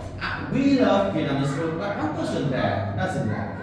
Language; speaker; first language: English; non-native, learner; Vietnamese